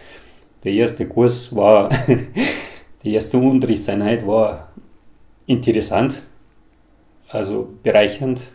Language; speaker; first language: German; non-native, fluent; Russian